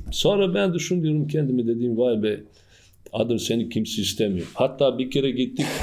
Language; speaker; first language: Turkish; non-native, fluent; Serbian